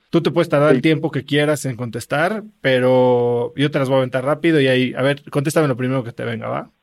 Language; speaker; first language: Spanish; native; Spanish